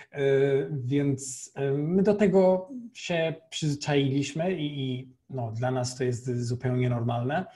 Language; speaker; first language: Polish; non-native, fluent; Portuguese